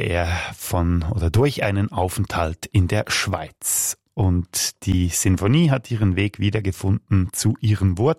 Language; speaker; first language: German; native; German